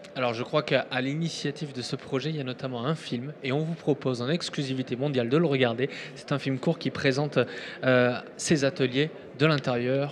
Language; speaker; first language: French; native; French